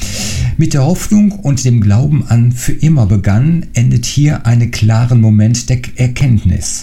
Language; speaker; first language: German; native; German